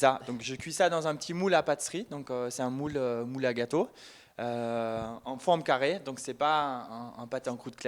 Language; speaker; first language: French; non-native, fluent; German